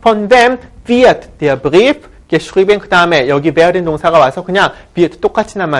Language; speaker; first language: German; non-native, fluent; Korean